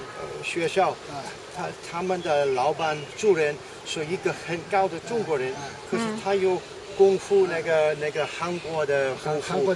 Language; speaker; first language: Chinese; non-native, fluent; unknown